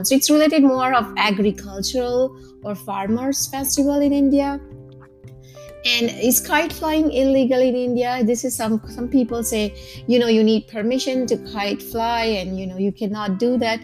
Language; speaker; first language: English; non-native, local second language; Gujarati